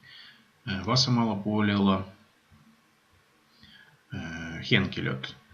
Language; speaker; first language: Finnish; non-native, fluent; Russian